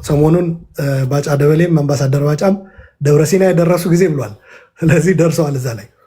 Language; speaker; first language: Amharic; non-native, local second language; Tigrinya